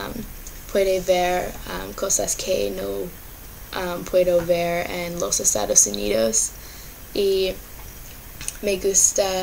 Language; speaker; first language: Spanish; non-native, learner; English